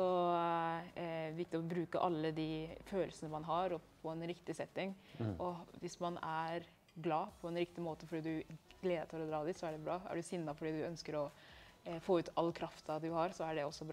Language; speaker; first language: Norwegian; early bilingual, other home language; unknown